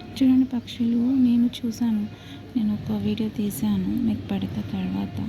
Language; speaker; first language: Telugu; non-native, local second language; Tamil